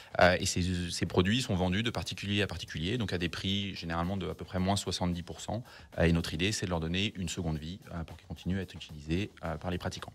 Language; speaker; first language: French; native; French